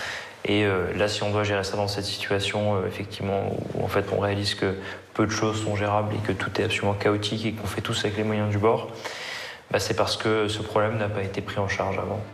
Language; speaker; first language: French; native; French